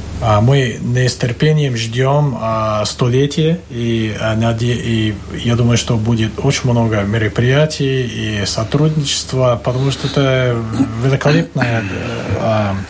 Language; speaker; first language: Russian; non-native, fluent; English